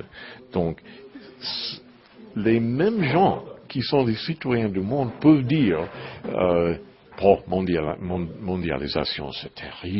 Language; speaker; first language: French; non-native, learner; English